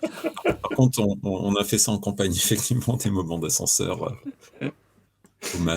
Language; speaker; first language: French; native; French